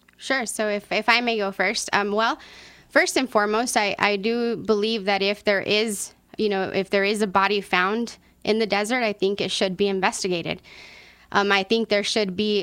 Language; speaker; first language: English; non-native, local second language; Spanish